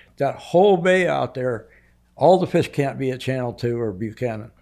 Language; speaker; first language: English; native; English